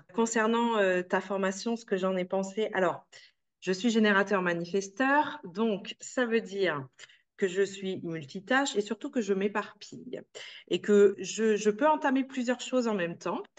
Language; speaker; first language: French; native; French